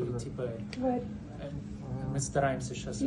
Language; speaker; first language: Russian; non-native, learner; Kyrgyz